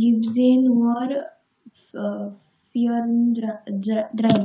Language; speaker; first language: German; non-native, learner; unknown